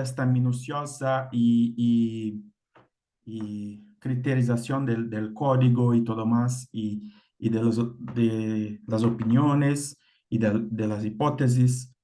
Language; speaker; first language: Spanish; non-native, fluent; Portuguese